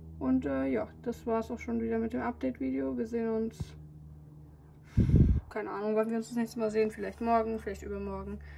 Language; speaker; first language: German; native; German